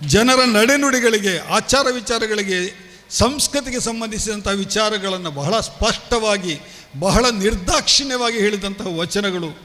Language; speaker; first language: Kannada; non-native, local second language; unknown